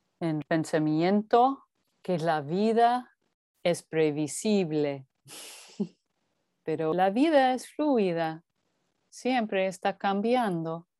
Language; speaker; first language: Spanish; non-native, fluent; English